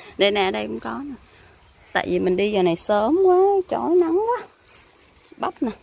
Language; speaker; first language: Vietnamese; early bilingual, heritage; Vietnamese